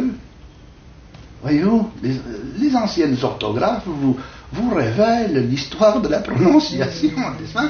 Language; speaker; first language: French; native; French